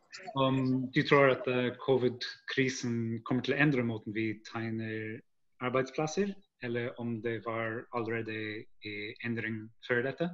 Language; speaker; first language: Norwegian; non-native, fluent; English